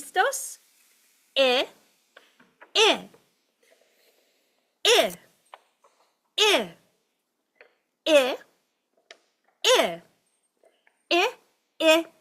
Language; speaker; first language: Spanish; non-native, fluent; English